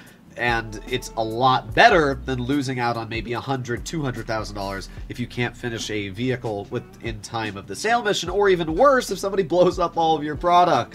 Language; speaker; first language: English; native; English